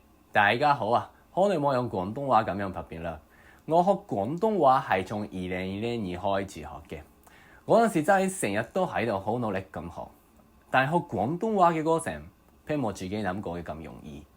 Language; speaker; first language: Cantonese; non-native, fluent; Japanese